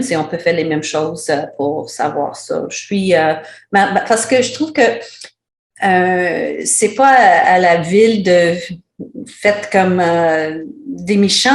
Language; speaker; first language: French; non-native, learner; English